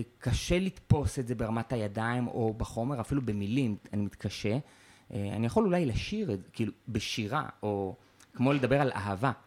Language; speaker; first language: Hebrew; native; Hebrew